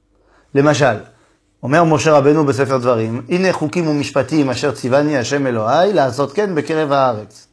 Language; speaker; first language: Hebrew; non-native, fluent; French